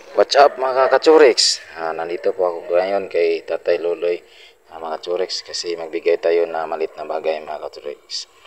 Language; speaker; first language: Filipino; non-native, local second language; Cebuano